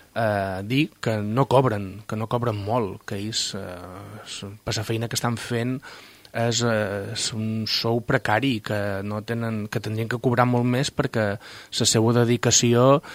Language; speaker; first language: Catalan; native; Catalan